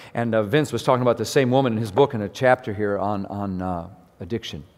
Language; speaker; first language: English; native; English